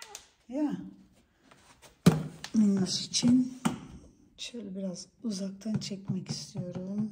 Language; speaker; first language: Turkish; early bilingual, heritage; Turkish